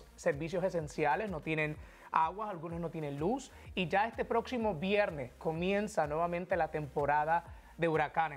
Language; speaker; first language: Spanish; native; Spanish